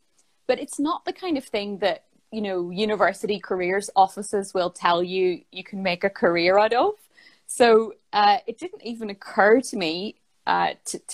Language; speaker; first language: English; native; English